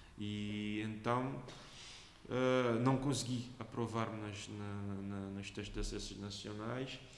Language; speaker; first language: Portuguese; non-native, local second language; Kabuverdianu